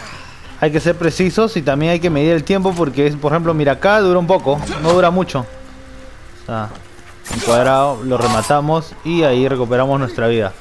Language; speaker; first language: Spanish; native; Spanish